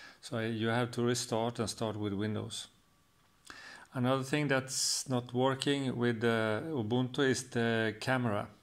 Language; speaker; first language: English; non-native, fluent; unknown